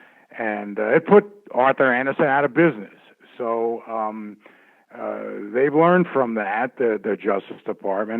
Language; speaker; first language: English; native; English